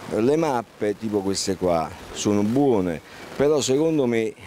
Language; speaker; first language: Italian; native; Italian